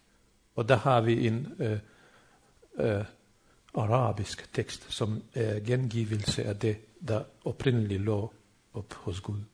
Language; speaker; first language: Danish; non-native, fluent; Bosnian